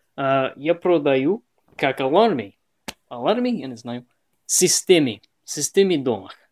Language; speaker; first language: Russian; non-native, learner; English